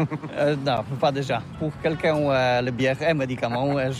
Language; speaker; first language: French; non-native, learner; Polish